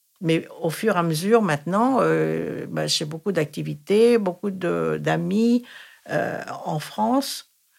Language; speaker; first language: French; non-native, fluent; Thai